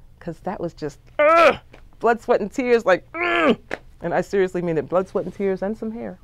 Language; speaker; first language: English; native; English